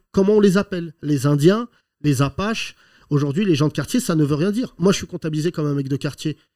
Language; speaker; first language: French; native; French